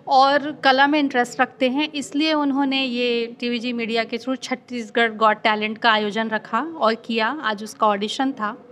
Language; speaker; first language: Hindi; native; Hindi